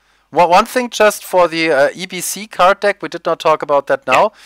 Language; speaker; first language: English; non-native, fluent; German